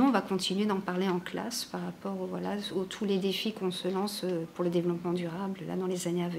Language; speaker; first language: French; native; French